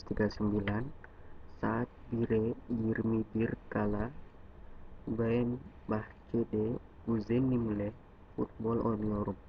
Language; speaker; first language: Turkish; non-native, learner; Indonesian